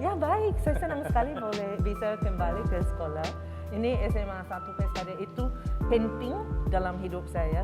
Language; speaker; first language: Indonesian; non-native, fluent; English